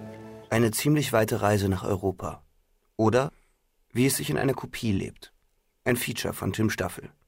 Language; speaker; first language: German; native; German